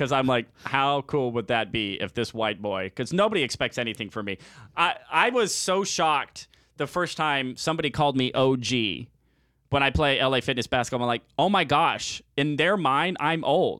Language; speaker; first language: English; native; English